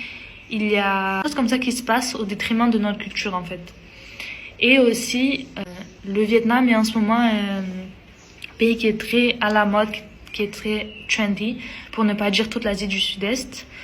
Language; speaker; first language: French; early bilingual, other home language; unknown